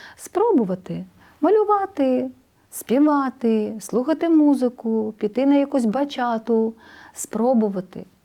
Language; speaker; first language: Ukrainian; native; Ukrainian